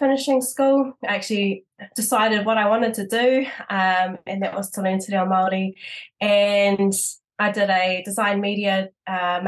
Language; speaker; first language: English; native; English